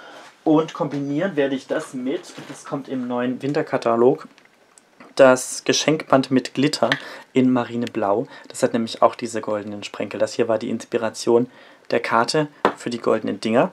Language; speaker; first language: German; native; German